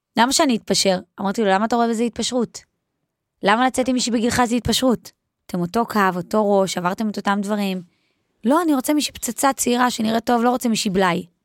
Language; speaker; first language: Hebrew; native; Hebrew